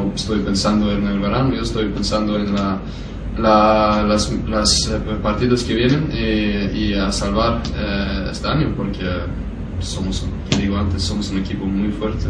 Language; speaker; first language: Spanish; non-native, fluent; Norwegian